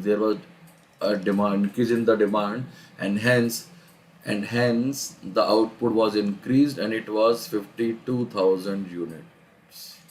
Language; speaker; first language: English; non-native, local second language; Hindi